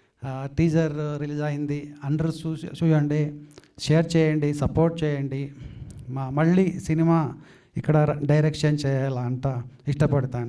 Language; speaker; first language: Telugu; non-native, learner; Kannada